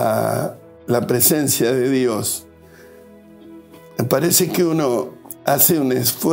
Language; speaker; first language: Spanish; native; Spanish